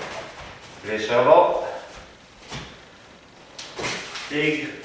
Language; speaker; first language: French; native; French